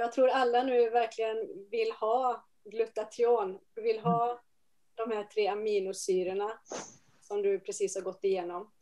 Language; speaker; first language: Swedish; native; Swedish